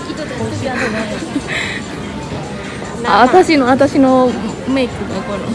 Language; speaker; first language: Japanese; non-native, fluent; Indonesian